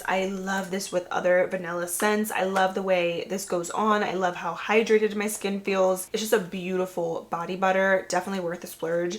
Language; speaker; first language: English; native; English